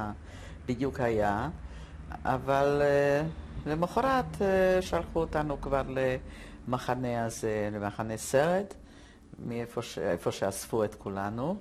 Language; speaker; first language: Hebrew; non-native, fluent; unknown